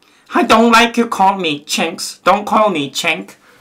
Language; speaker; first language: English; non-native, fluent; Korean